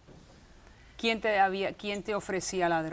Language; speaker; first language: Spanish; native; Spanish